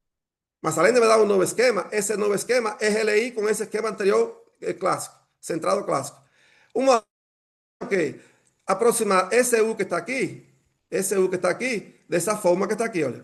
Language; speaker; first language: Portuguese; non-native, fluent; Spanish